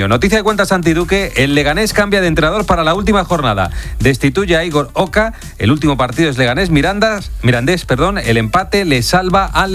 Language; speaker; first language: Spanish; native; Spanish